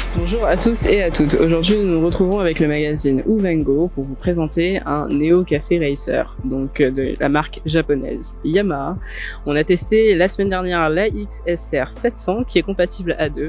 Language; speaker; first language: French; native; French